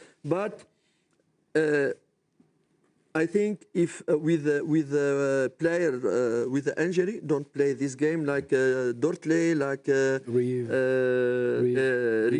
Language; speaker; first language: English; non-native, learner; French